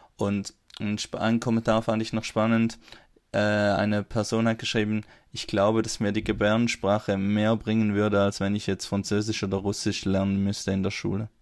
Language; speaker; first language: German; native; German